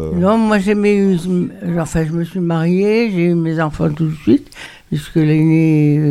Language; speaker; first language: French; native; French